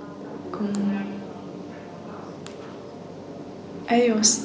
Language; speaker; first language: Spanish; non-native, learner; Chinese